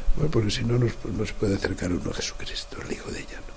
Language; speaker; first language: Spanish; native; Spanish